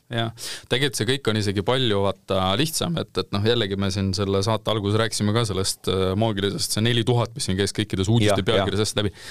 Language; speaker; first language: Estonian; native; Estonian